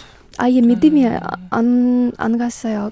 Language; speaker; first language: Korean; non-native, learner; Ukrainian